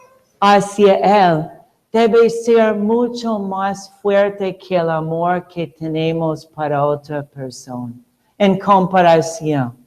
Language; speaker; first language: Spanish; non-native, fluent; English